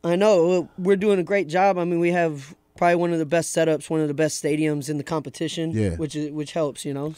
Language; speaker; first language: English; native; English